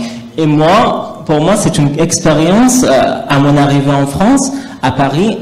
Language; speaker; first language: French; non-native, learner; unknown